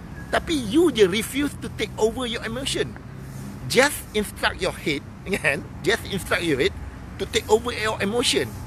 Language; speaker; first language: English; non-native, local second language; Malay